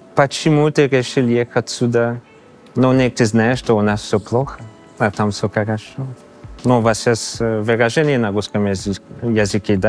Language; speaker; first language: Russian; non-native, fluent; English